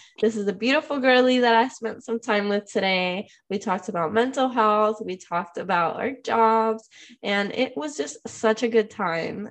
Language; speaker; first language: English; non-native, fluent; Spanish